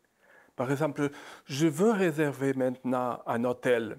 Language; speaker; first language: French; non-native, fluent; Portuguese